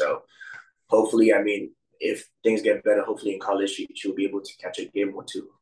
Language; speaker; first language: English; non-native, local second language; Akan